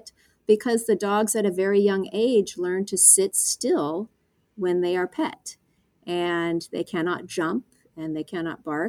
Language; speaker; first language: English; native; English